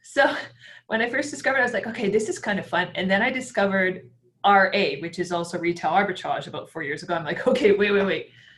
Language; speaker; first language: English; native; English